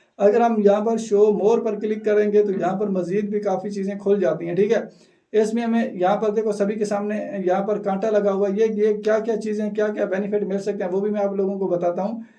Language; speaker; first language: Urdu; native; Urdu